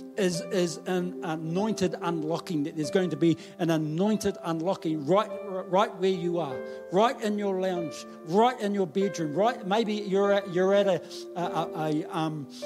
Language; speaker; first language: English; native; English